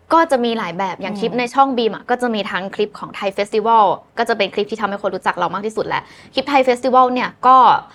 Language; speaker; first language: Thai; native; Thai